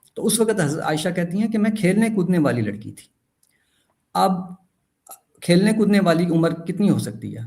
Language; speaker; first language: Urdu; native; Urdu